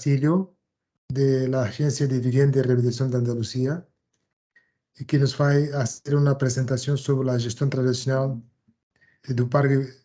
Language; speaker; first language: Spanish; non-native, fluent; Portuguese